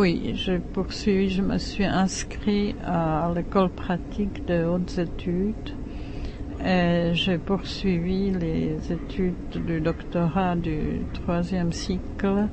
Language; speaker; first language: French; non-native, fluent; Czech